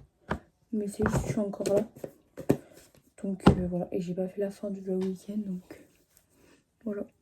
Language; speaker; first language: French; native; French